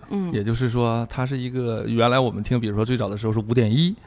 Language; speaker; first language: Chinese; native; Chinese